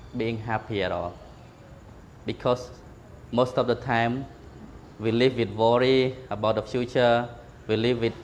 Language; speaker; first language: English; non-native, fluent; Khmer